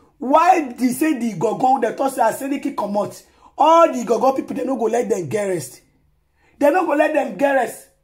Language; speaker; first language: Nigerian Pidgin; non-native, local second language; Yoruba